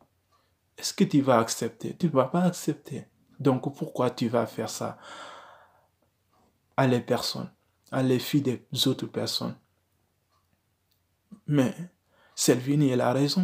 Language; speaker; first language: French; non-native, learner; Wolof